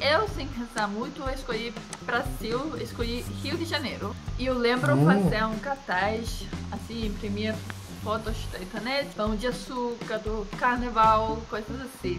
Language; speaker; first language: Portuguese; non-native, fluent; Danish